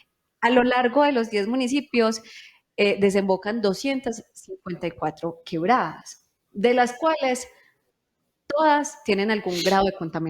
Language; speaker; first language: Spanish; native; Spanish